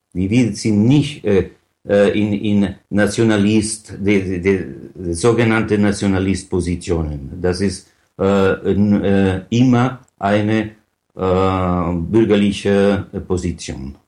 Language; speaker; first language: German; non-native, learner; Catalan